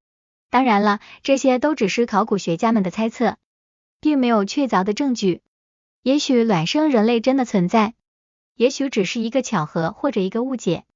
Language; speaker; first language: Chinese; native; Chinese